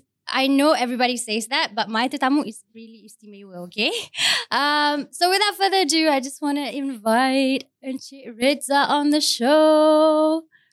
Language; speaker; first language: English; non-native, local second language; Malay